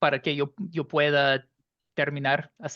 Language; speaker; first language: Spanish; non-native, learner; English